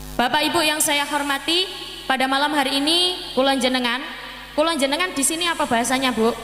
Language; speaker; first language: Indonesian; non-native, local second language; Javanese